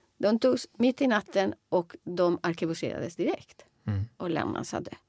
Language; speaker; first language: Swedish; non-native, fluent; Spanish